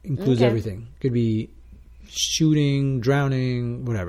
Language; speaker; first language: English; non-native, fluent; Spanish